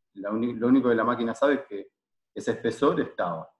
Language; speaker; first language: Spanish; native; Spanish